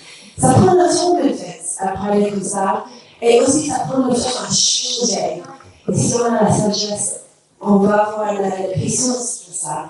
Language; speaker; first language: French; non-native, learner; English